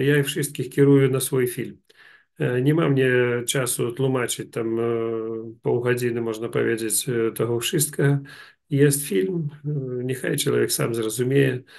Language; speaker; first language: Polish; non-native, learner; Russian